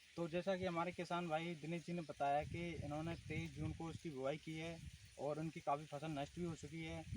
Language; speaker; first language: Hindi; native; Hindi